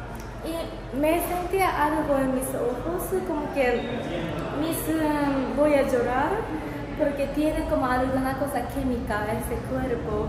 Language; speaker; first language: Spanish; non-native, learner; Japanese